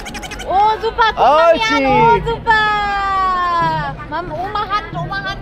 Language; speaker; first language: Korean; non-native, fluent; German